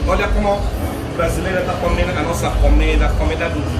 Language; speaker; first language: Portuguese; non-native, learner; Igbo